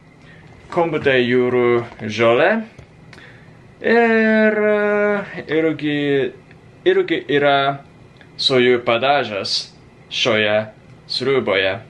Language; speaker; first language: Lithuanian; non-native, learner; Japanese